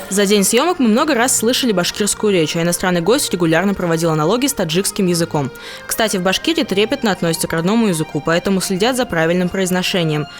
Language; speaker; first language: Russian; native; Russian